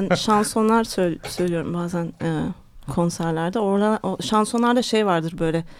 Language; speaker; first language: Turkish; early bilingual, heritage; Turkish